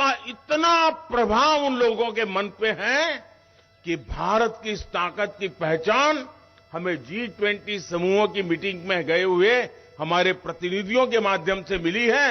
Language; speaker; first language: Hindi; non-native, local second language; Gujarati